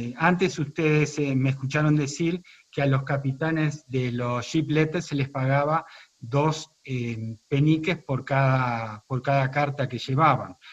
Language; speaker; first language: Spanish; native; Spanish